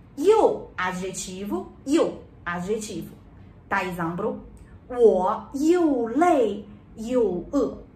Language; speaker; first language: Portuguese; non-native, learner; Chinese